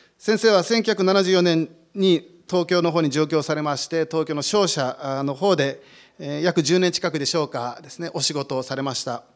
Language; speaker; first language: Japanese; native; Japanese